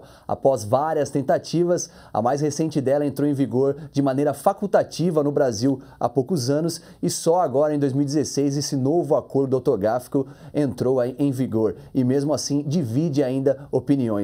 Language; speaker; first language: Portuguese; native; Portuguese